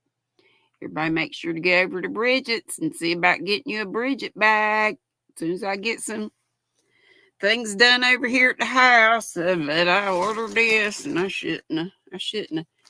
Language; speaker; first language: English; native; English